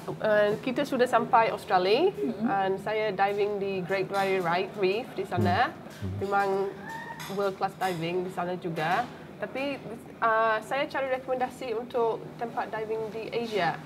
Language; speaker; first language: Indonesian; non-native, fluent; English